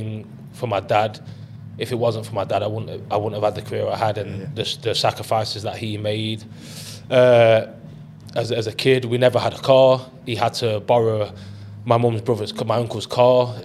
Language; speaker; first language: English; native; English